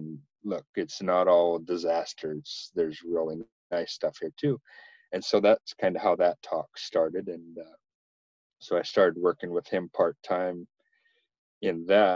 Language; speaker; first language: English; native; English